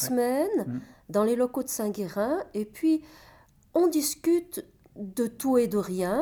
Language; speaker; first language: French; native; French